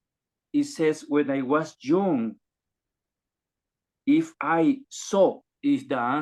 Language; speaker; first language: English; non-native, learner; Spanish